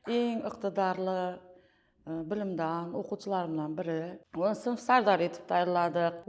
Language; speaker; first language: Uzbek; native; Uzbek